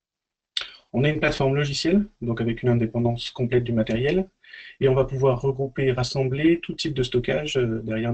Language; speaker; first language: French; native; French